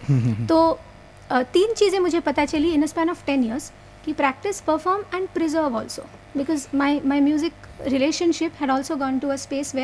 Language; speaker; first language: English; non-native, local second language; Hindi